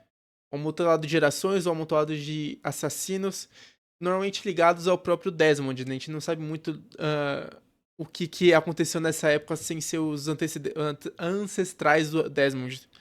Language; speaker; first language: Portuguese; native; Portuguese